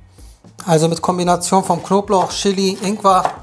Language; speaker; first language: German; native; German